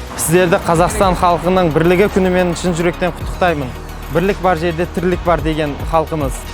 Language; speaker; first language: Kazakh; non-native, local second language; Uzbek